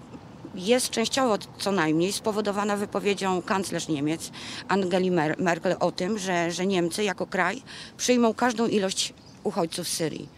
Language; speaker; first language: Polish; native; Polish